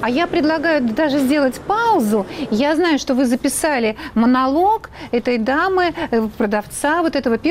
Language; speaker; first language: Russian; native; Russian